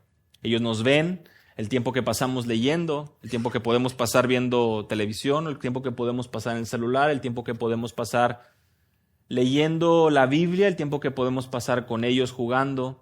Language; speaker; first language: Spanish; native; Spanish